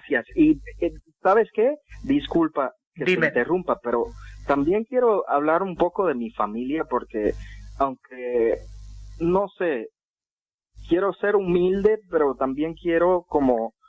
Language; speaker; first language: Spanish; non-native, fluent; English